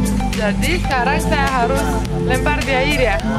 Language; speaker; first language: Indonesian; non-native, fluent; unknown